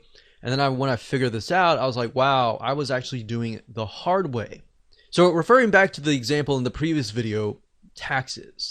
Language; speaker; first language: English; native; English